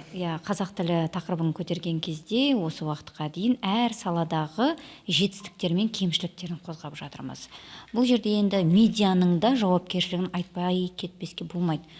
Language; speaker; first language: Kazakh; native; Kazakh